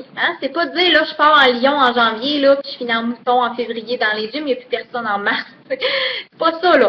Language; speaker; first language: French; native; French